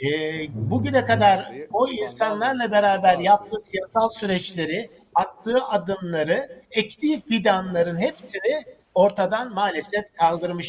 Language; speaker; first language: Turkish; native; Turkish